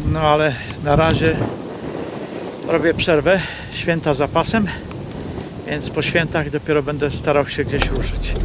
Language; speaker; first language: Polish; native; Polish